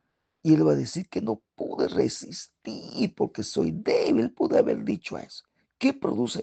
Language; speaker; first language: Spanish; native; Spanish